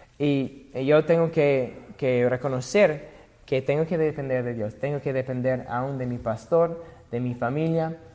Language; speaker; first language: Spanish; non-native, fluent; English